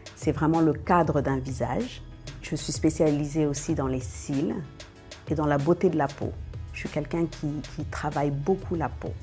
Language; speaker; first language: French; early bilingual, other home language; Wolof